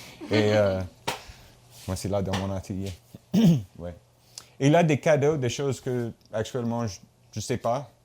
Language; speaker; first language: French; non-native, local second language; English